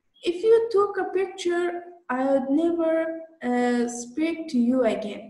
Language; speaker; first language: English; non-native, fluent; Persian